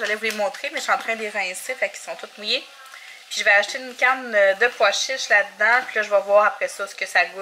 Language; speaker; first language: French; native; French